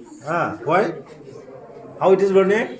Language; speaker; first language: English; non-native, local second language; Bodo